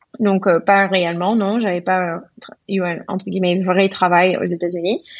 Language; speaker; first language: French; non-native, fluent; English